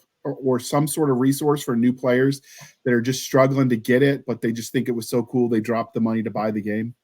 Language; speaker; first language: English; native; English